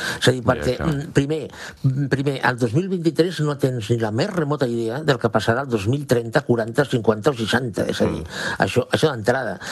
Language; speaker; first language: Catalan; non-native, local second language; Spanish